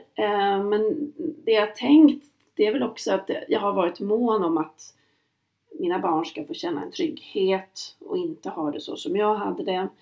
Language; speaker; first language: Swedish; native; Swedish